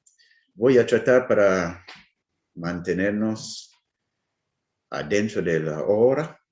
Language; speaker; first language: Spanish; non-native, fluent; English